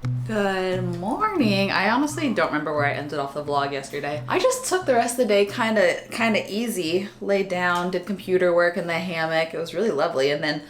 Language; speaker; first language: English; native; English